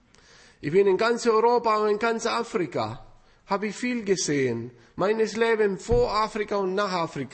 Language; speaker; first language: German; non-native, fluent; Spanish